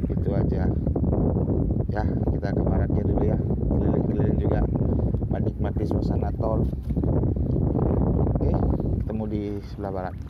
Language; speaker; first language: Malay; non-native, local second language; Balinese